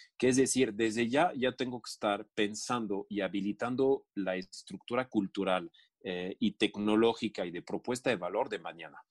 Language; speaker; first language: Spanish; non-native, fluent; French